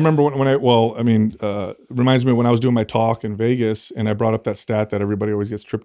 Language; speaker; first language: English; native; English